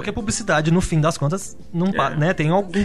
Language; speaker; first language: Portuguese; native; Portuguese